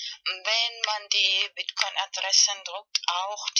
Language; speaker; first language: German; non-native, fluent; Spanish